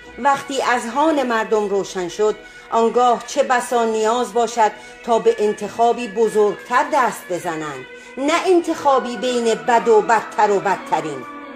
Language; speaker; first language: Persian; native; Persian